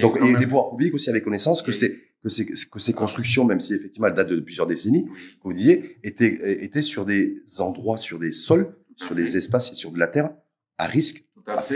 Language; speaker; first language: French; native; French